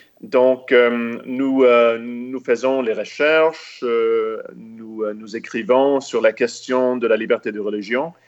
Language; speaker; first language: French; non-native, local second language; English